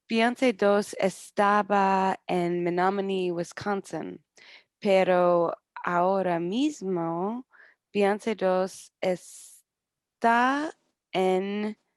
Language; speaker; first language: Spanish; non-native, learner; English